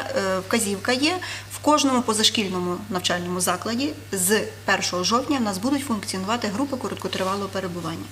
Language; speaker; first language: Ukrainian; native; Ukrainian